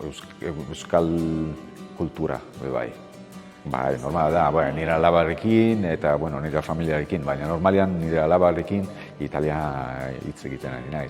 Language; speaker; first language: Basque; non-native, learner; Italian